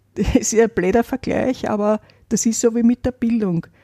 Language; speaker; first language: German; native; German